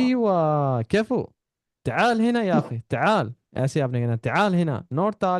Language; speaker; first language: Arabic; non-native, fluent; Urdu